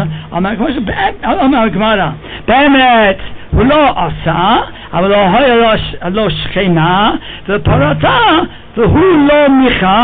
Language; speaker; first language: Hebrew; non-native, fluent; English